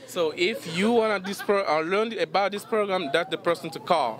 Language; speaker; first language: English; non-native, fluent; Lingala